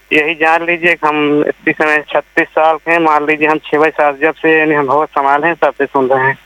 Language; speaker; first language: Hindi; native; Hindi